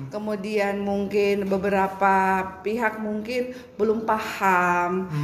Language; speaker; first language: Indonesian; native; Indonesian